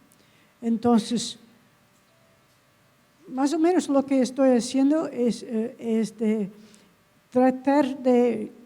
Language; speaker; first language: Spanish; non-native, fluent; English